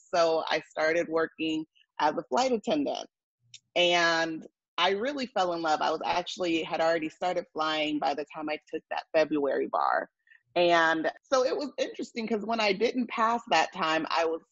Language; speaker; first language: English; native; English